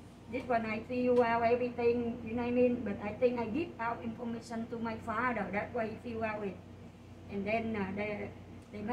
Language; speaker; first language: English; non-native, learner; Vietnamese